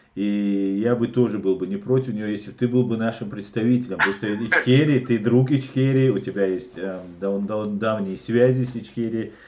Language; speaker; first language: Russian; non-native, local second language; Chechen